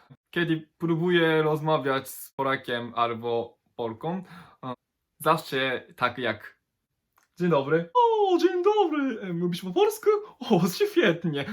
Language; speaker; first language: Polish; non-native, learner; Japanese